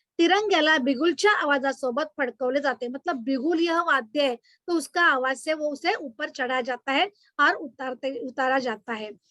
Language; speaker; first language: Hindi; non-native, local second language; Marathi